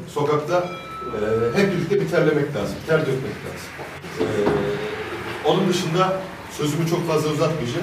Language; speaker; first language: Turkish; native; Turkish